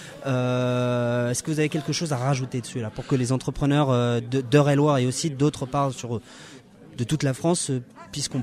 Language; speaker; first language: French; native; French